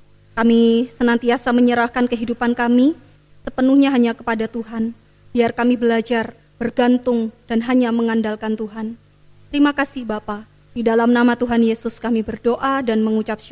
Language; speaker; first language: Indonesian; native; Indonesian